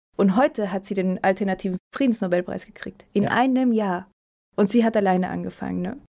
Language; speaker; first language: German; early bilingual, other home language; Spanish